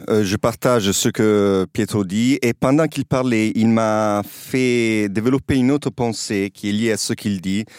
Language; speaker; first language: French; non-native, fluent; Italian